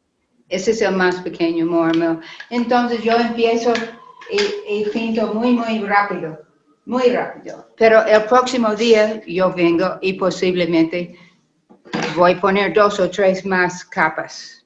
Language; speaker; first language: Spanish; non-native, learner; English